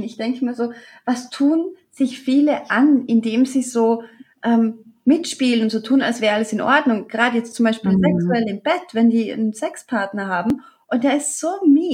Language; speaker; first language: German; native; German